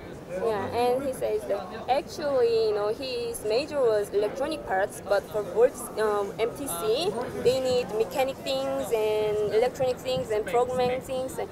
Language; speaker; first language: English; non-native, fluent; Korean